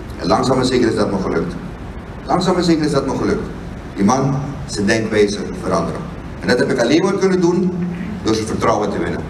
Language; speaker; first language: Dutch; native; Dutch